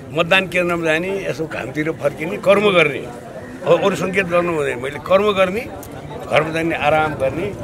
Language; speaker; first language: Nepali; native; Nepali